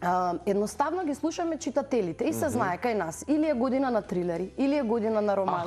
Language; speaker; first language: Macedonian; native; Macedonian